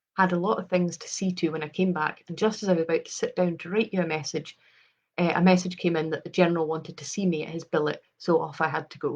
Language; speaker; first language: English; native; English